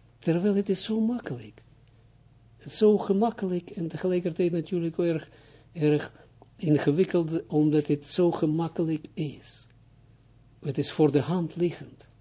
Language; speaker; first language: Dutch; non-native, fluent; Hebrew